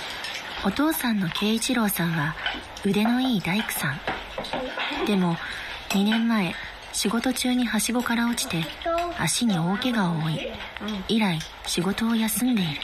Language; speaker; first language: Japanese; native; Japanese